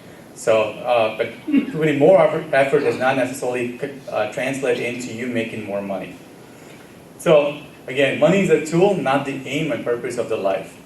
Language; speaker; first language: English; early bilingual, other home language; Gujarati